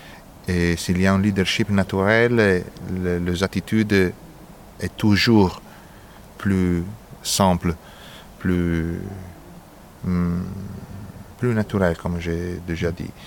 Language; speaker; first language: French; non-native, fluent; Italian